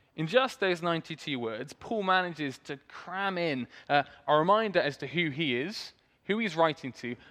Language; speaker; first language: English; native; English